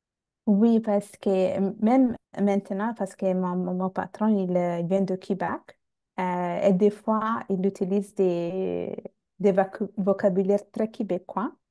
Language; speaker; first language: French; non-native, fluent; Bangla